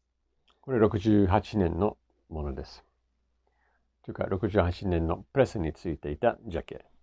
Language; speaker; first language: Japanese; non-native, fluent; English